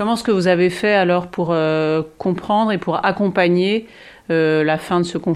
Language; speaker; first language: French; native; French